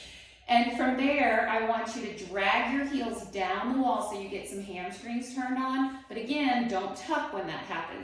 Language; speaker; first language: English; native; English